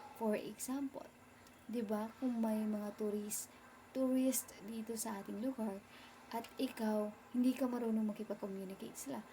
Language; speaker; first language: Filipino; non-native, local second language; Cebuano